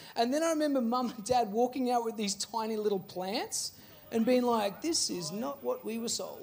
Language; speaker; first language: English; native; English